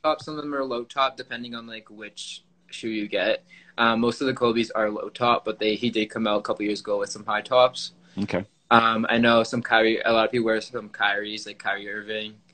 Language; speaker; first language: English; native; English